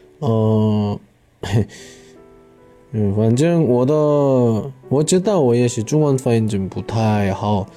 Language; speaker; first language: Chinese; non-native, learner; Korean